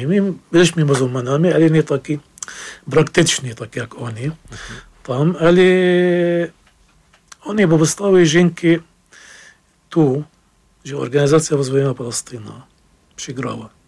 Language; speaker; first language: Polish; non-native, fluent; Arabic